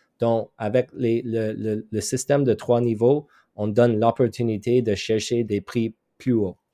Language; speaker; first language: French; non-native, local second language; English